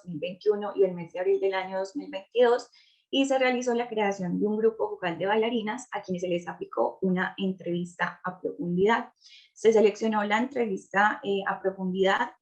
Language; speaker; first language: Spanish; native; Spanish